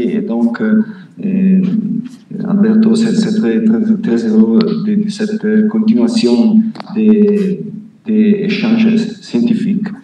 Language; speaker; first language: French; non-native, fluent; Italian